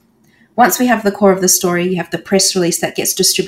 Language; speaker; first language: English; native; English